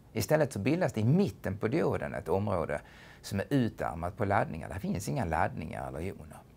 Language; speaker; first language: Swedish; native; Swedish